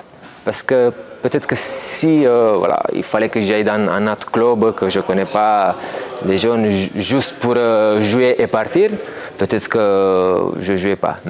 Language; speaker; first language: French; non-native, fluent; Romanian